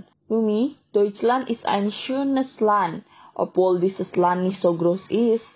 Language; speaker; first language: German; non-native, learner; Indonesian